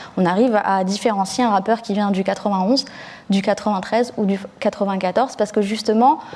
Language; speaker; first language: French; early bilingual, other home language; Arabic